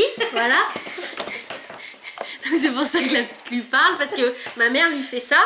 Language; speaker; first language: French; native; French